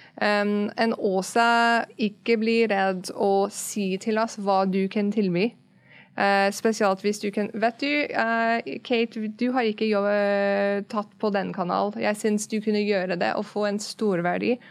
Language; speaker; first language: Norwegian; non-native, fluent; English